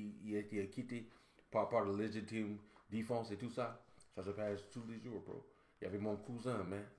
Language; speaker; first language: French; non-native, learner; English